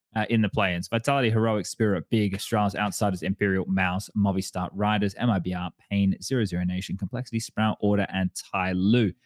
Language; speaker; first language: English; native; English